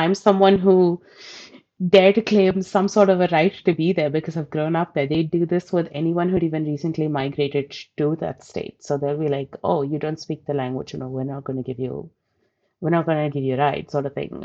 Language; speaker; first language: English; non-native, local second language; Telugu